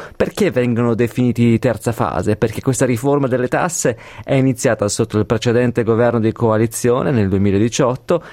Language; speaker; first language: Italian; native; Italian